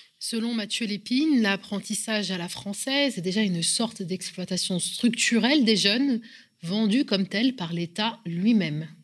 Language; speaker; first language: French; native; French